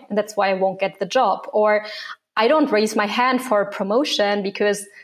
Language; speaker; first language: English; non-native, fluent; German